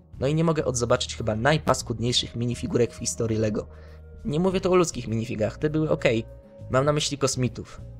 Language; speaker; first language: Polish; native; Polish